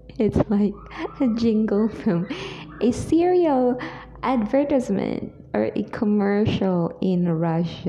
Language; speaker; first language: English; non-native, local second language; Cebuano